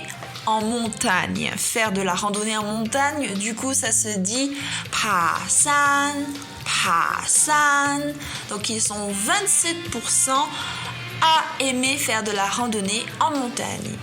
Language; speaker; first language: French; non-native, fluent; Chinese